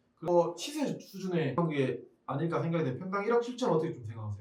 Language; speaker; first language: Korean; native; Korean